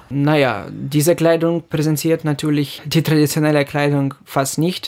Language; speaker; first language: German; non-native, fluent; Ukrainian